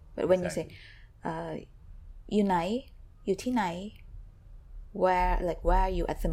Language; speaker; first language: English; non-native, fluent; Thai